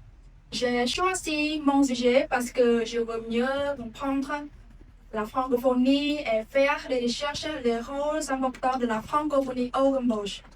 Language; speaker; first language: French; non-native, learner; Khmer